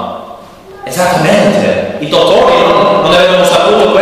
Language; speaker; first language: Italian; non-native, learner; English